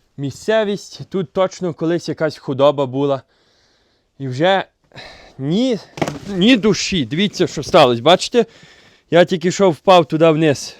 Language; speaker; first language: Ukrainian; native; Ukrainian